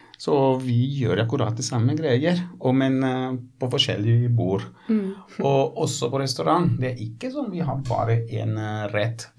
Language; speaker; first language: Norwegian; non-native, fluent; Italian